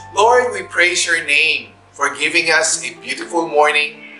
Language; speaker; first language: English; non-native, local second language; Min Nan Chinese